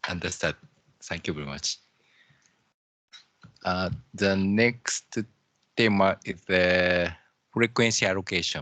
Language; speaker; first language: English; non-native, learner; Japanese